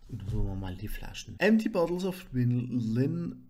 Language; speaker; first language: German; native; German